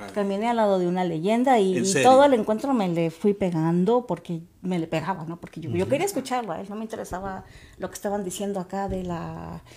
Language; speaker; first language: Spanish; native; Spanish